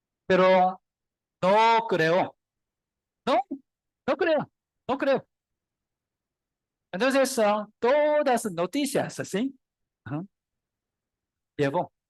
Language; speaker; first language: Spanish; non-native, learner; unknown